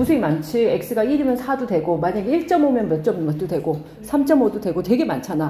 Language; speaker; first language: Korean; native; Korean